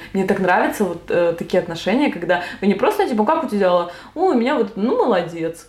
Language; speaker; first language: Russian; native; Russian